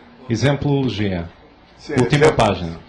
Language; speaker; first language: Portuguese; native; Portuguese